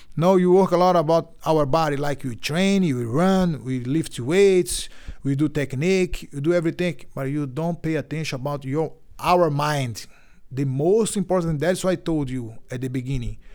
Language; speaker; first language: English; non-native, learner; Portuguese